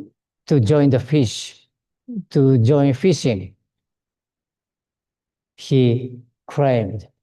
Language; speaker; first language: English; non-native, fluent; Japanese